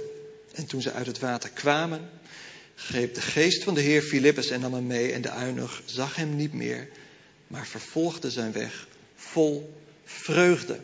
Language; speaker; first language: Dutch; native; Dutch